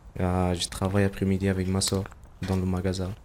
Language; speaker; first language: French; non-native, learner; Persian